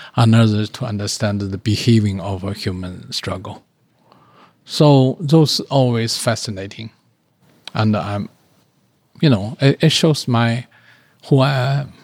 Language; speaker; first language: English; non-native, learner; Chinese